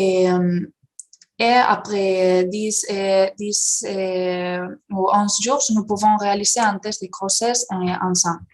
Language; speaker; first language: French; non-native, fluent; Spanish